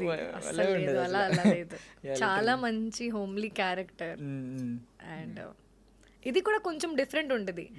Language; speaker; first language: Telugu; non-native, learner; Hindi